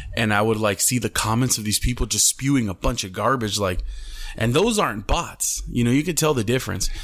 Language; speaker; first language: English; early bilingual, other home language; Spanish